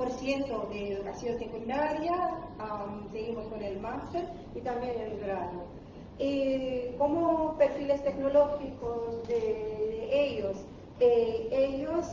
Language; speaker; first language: Spanish; non-native, learner; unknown